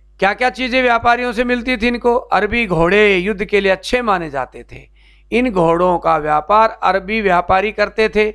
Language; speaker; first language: Hindi; native; Hindi